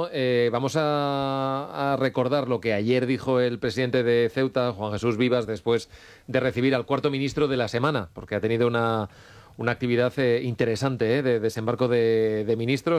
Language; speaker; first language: Spanish; native; Spanish